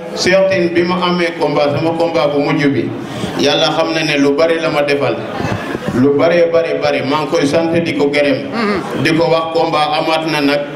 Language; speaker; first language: Wolof; non-native, local second language; Serer